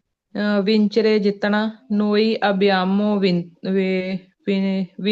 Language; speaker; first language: Italian; non-native, learner; Punjabi